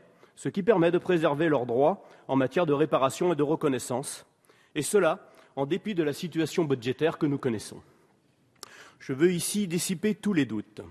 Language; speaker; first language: French; native; French